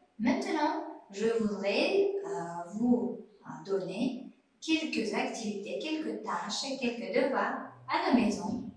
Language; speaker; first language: French; non-native, fluent; Uzbek